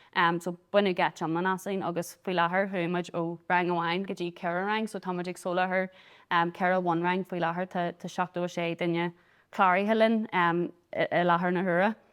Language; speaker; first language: Irish; native; Irish